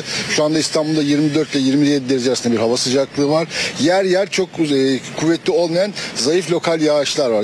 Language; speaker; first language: Turkish; native; Turkish